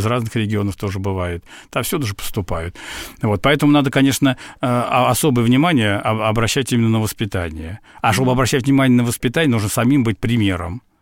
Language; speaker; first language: Russian; native; Russian